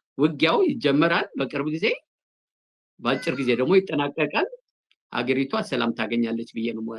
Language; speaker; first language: Amharic; non-native, local second language; Tigrinya